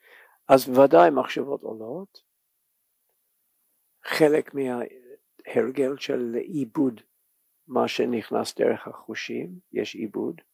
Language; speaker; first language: Hebrew; non-native, learner; English